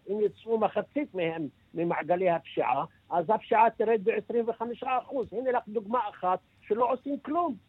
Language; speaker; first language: Hebrew; non-native, local second language; Arabic